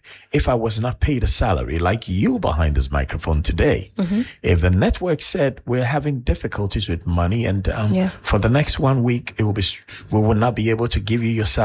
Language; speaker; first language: English; non-native, local second language; Akan